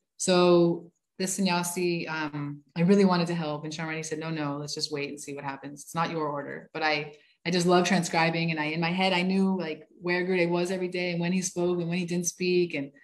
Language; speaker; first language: English; native; English